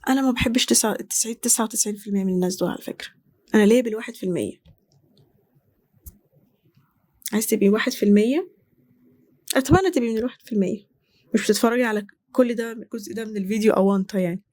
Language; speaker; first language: Arabic; native; Arabic